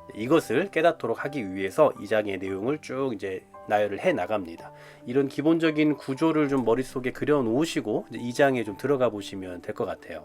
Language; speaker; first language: Korean; native; Korean